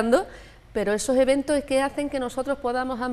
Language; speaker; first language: Spanish; native; Spanish